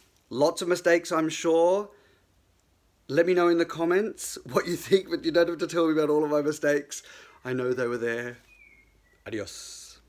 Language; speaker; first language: English; native; English